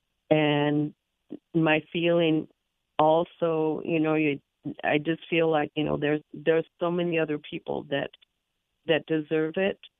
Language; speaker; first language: English; native; English